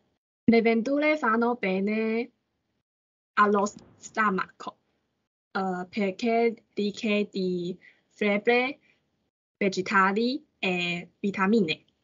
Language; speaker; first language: Italian; non-native, learner; Chinese